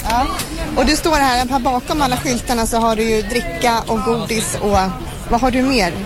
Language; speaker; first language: Swedish; native; Swedish